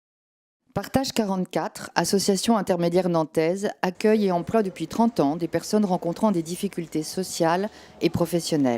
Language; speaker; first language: French; native; French